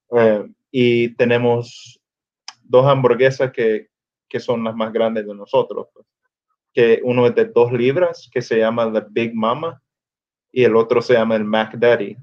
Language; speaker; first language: Spanish; early bilingual, other home language; English